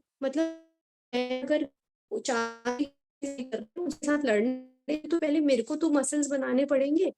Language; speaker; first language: Hindi; native; Hindi